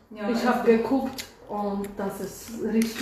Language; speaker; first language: German; non-native, fluent; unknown